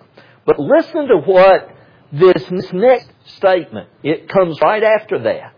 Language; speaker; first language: English; native; English